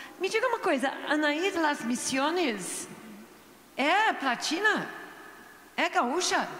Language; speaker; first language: Portuguese; non-native, fluent; English